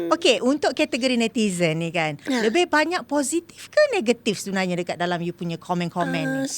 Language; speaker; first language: Malay; native; Malay